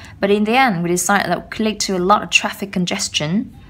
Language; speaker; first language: English; non-native, fluent; Vietnamese